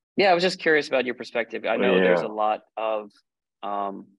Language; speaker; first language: English; native; English